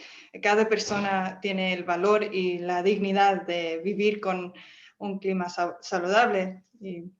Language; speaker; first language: Spanish; non-native, fluent; English